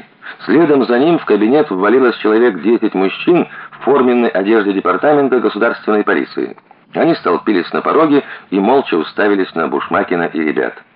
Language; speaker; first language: Russian; native; Russian